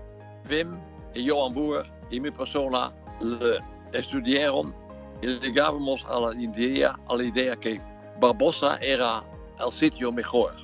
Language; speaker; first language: Spanish; non-native, fluent; Dutch